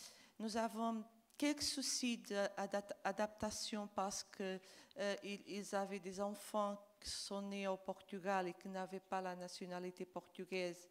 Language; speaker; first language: French; non-native, fluent; Portuguese